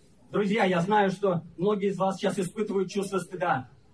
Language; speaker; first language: Russian; native; Russian